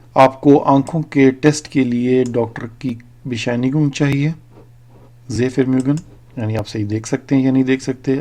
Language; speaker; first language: Urdu; native; Urdu